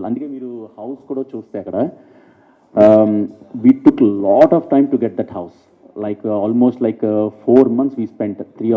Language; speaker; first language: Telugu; early bilingual, heritage; English